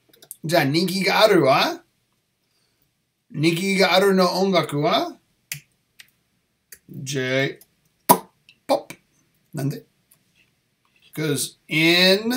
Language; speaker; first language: Japanese; non-native, learner; English